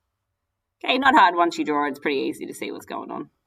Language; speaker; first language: English; native; English